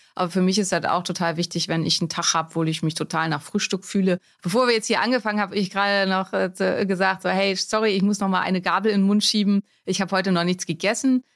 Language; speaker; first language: German; native; German